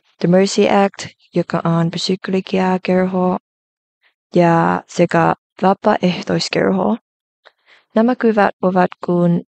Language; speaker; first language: Finnish; non-native, learner; Vietnamese